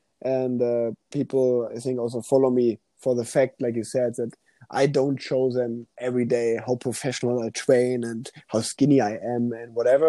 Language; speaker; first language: English; non-native, fluent; German